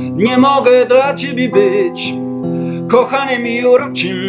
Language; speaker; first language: Polish; non-native, learner; Danish